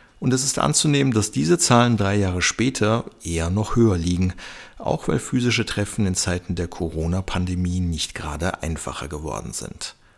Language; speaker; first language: German; native; German